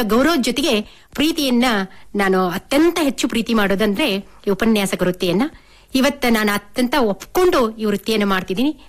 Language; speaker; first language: Kannada; native; Kannada